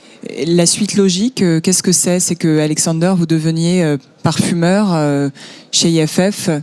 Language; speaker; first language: French; native; French